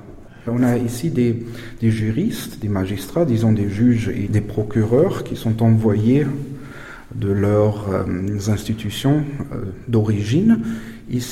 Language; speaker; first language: French; non-native, fluent; German